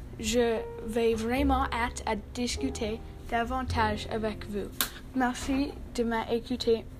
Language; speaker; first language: French; non-native, learner; English